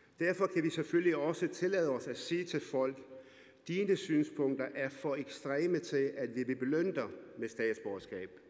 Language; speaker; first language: Danish; early bilingual, other home language; Arabic